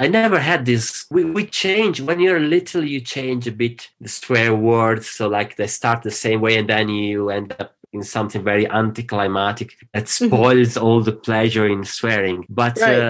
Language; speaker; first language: English; non-native, fluent; Italian